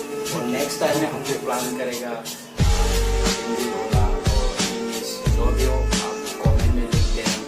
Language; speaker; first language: Hindi; non-native, local second language; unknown